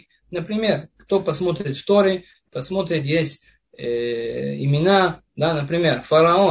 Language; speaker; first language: Russian; non-native, fluent; Hebrew